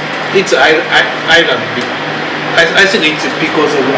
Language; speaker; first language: English; non-native, learner; Japanese